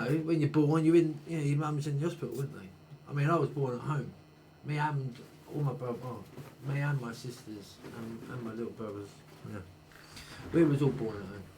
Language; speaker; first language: English; native; English